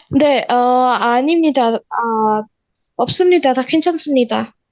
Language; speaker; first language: Korean; non-native, learner; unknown